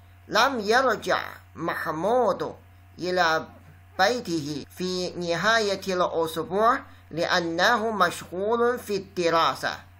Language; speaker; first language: Arabic; non-native, learner; Chinese